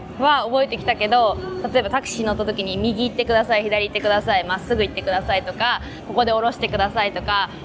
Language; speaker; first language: Japanese; native; Japanese